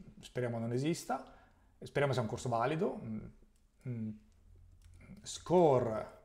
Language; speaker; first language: Italian; native; Italian